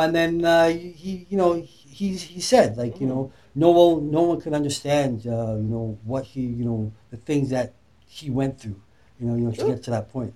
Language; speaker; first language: English; native; English